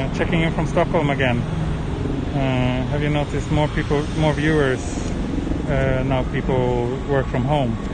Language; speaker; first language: English; non-native, fluent; Swedish